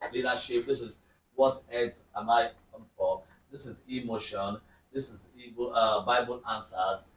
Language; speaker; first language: English; non-native, local second language; Yoruba